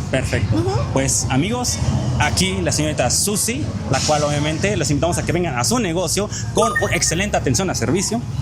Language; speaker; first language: Spanish; native; Spanish